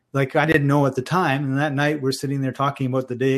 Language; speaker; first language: English; native; English